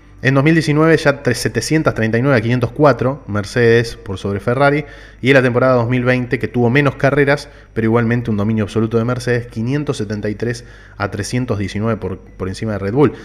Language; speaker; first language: Spanish; native; Spanish